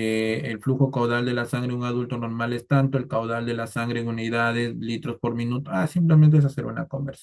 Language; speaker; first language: Spanish; native; Spanish